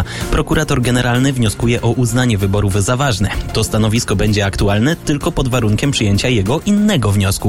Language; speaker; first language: Polish; native; Polish